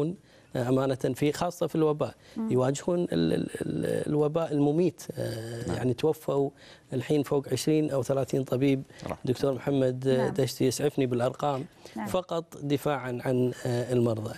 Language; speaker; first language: Arabic; native; Arabic